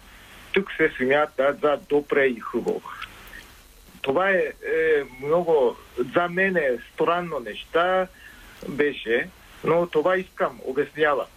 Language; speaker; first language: Bulgarian; non-native, learner; Japanese